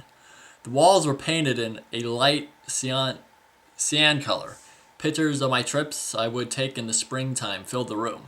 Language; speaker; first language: English; native; English